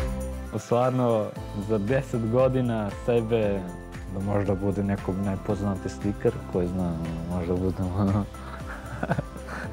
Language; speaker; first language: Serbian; non-native, local second language; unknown